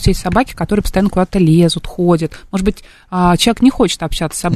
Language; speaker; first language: Russian; native; Russian